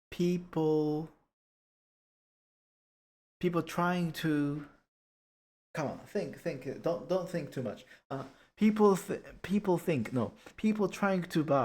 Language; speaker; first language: English; non-native, learner; Japanese